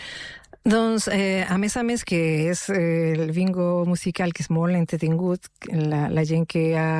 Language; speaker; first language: Catalan; non-native, fluent; Spanish